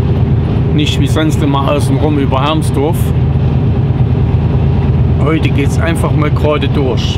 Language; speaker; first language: German; native; German